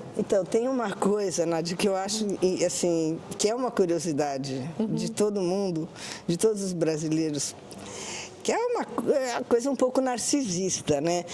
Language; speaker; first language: Portuguese; native; Portuguese